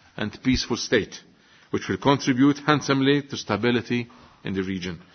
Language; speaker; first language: English; non-native, local second language; Maltese